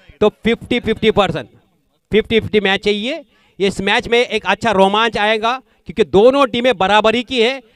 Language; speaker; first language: Hindi; non-native, local second language; Marathi